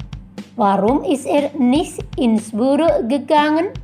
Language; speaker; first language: German; non-native, fluent; Indonesian